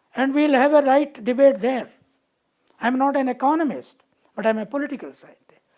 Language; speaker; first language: English; non-native, local second language; Telugu